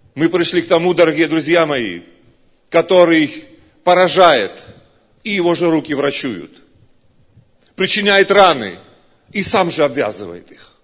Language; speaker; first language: Russian; non-native, local second language; Georgian